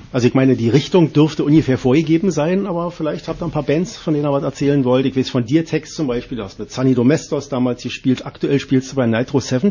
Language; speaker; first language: German; native; German